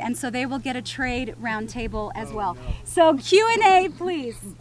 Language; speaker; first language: English; early bilingual, other home language; Spanish